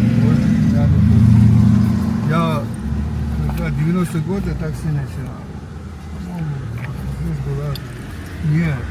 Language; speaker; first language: Russian; non-native, local second language; Uzbek